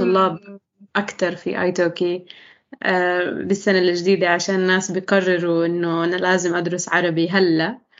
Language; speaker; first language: Arabic; non-native, learner; English